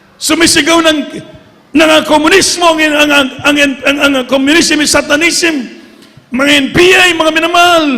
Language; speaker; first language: Filipino; native; Filipino